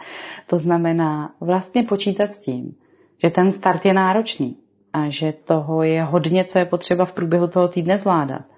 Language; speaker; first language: Czech; native; Czech